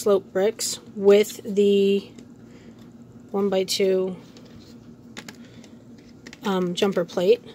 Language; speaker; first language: English; native; English